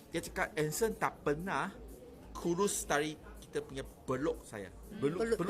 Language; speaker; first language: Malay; non-native, local second language; Chinese